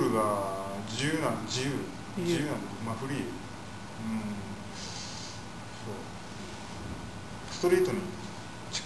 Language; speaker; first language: Japanese; native; Japanese